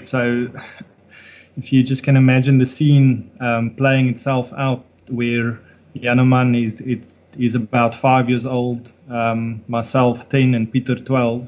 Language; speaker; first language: English; non-native, local second language; Afrikaans